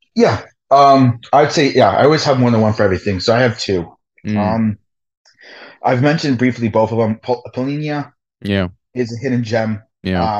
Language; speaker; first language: English; native; English